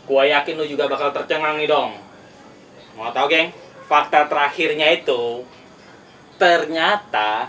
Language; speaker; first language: Indonesian; native; Indonesian